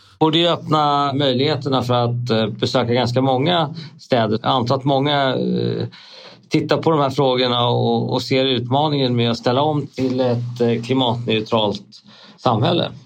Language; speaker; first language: Swedish; native; Swedish